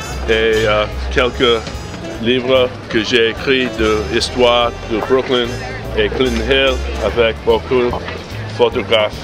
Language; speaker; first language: French; non-native, learner; English